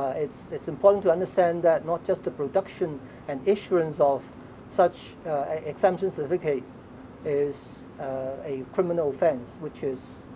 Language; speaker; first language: English; non-native, local second language; Chinese